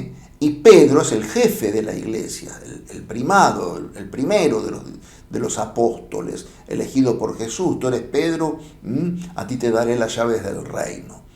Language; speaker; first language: Spanish; native; Spanish